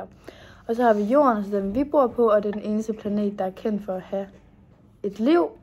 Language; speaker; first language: Danish; native; Danish